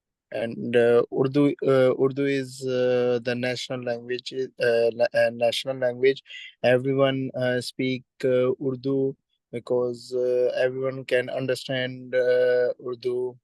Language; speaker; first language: English; non-native, learner; Urdu